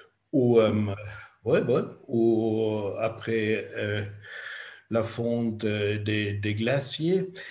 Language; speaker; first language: French; non-native, fluent; German